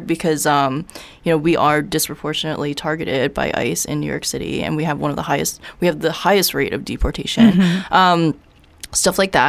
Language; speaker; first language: English; native; English